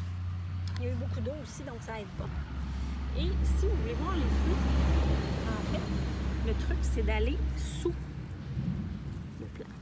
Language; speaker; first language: French; native; French